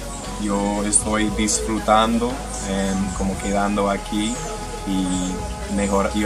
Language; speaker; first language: Spanish; non-native, learner; English